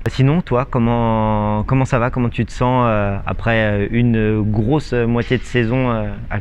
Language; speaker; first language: French; native; French